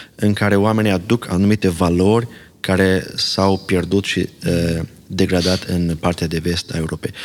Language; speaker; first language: Romanian; non-native, local second language; Slovak